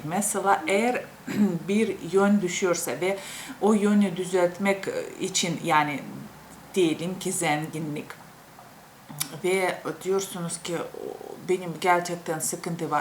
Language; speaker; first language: Turkish; non-native, fluent; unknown